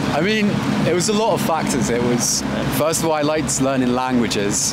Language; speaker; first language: English; native; English